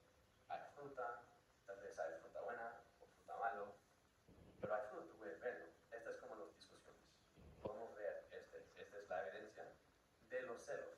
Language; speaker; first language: Spanish; non-native, fluent; English